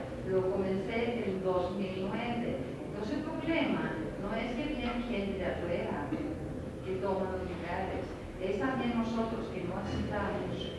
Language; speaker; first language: Spanish; non-native, fluent; Greek